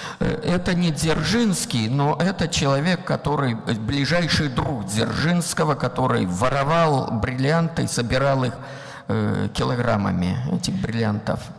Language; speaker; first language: Russian; native; Russian